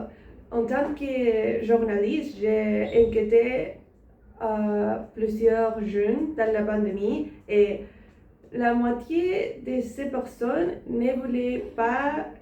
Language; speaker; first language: French; non-native, learner; Spanish